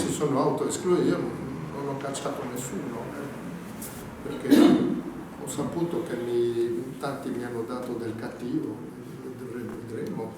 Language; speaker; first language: Italian; native; Italian